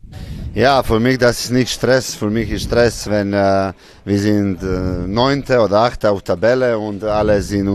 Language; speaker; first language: German; non-native, fluent; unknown